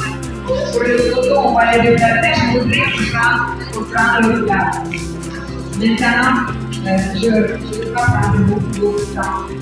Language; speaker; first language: French; non-native, fluent; Russian